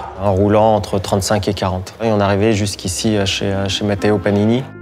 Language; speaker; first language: French; native; French